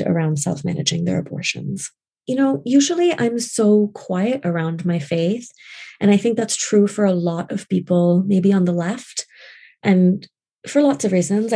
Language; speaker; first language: English; non-native, local second language; Urdu